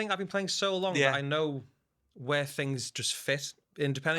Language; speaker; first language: English; native; English